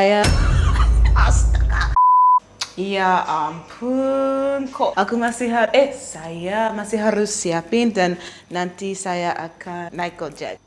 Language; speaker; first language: Indonesian; non-native, learner; English